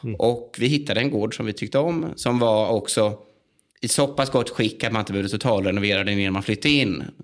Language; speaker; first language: Swedish; native; Swedish